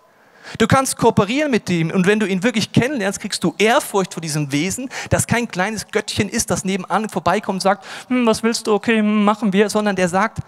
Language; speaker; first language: German; native; German